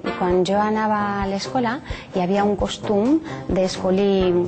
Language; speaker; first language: Catalan; non-native, learner; Romanian